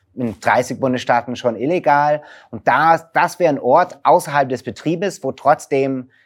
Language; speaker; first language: German; non-native, fluent; English